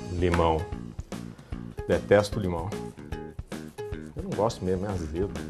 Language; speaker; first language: Portuguese; native; Portuguese